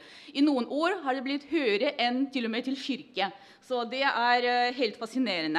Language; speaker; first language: Norwegian; non-native, fluent; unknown